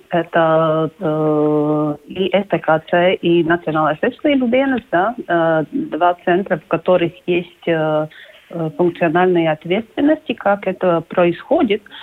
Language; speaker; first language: Russian; non-native, local second language; Latvian